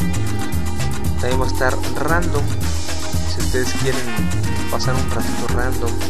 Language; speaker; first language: Spanish; native; Spanish